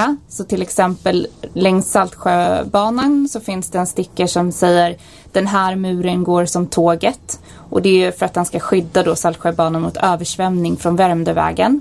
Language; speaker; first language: Swedish; native; Swedish